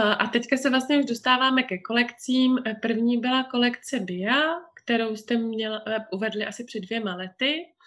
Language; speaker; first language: Czech; native; Czech